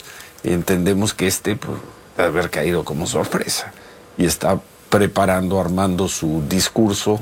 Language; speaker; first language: Spanish; native; Spanish